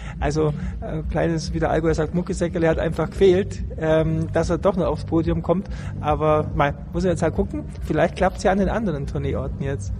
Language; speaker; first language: German; native; German